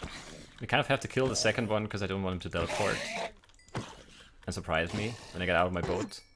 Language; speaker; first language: English; native; English